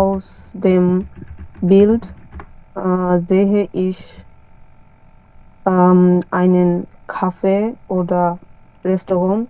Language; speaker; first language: German; non-native, learner; Bangla